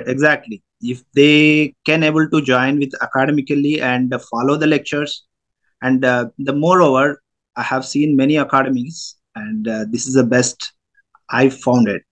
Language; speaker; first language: English; non-native, local second language; Telugu